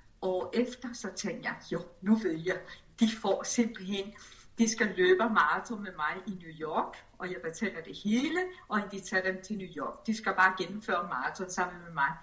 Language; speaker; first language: Danish; early bilingual, other home language; Spanish